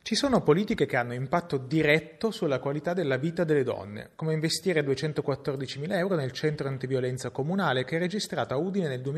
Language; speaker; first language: Italian; native; Italian